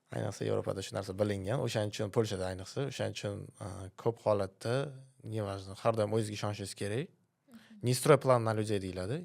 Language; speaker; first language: Uzbek; native; Uzbek